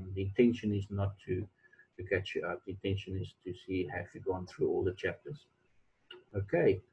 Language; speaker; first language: English; non-native, local second language; Afrikaans